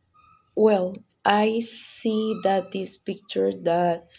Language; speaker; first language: English; non-native, learner; Spanish